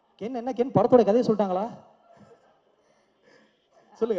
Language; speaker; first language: Tamil; native; Tamil